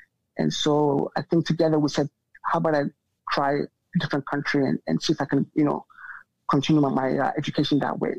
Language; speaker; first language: English; non-native, local second language; Akan